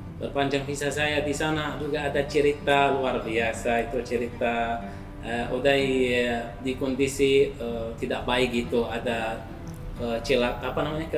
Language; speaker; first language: Indonesian; non-native, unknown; Arabic